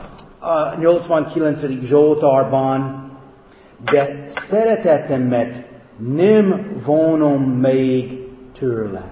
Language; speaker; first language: Hungarian; non-native, fluent; English